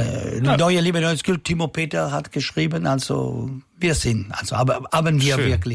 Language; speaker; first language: German; non-native, local second language; Italian